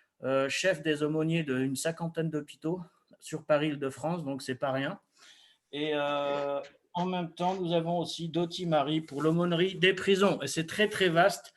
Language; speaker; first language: French; native; French